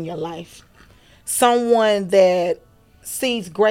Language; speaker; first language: English; native; English